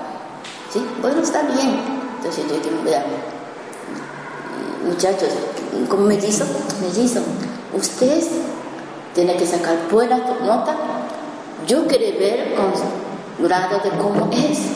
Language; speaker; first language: Spanish; non-native, learner; Japanese